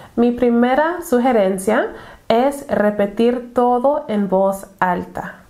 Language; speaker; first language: Spanish; non-native, fluent; English